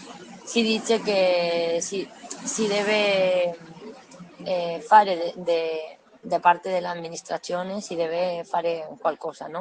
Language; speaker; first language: Italian; non-native, learner; Spanish